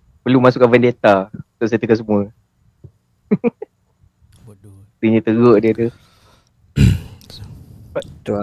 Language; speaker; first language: Malay; native; Malay